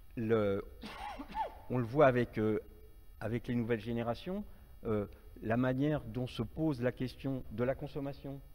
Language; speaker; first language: French; native; French